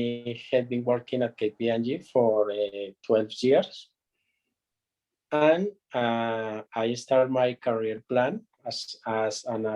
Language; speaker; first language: English; non-native, learner; Spanish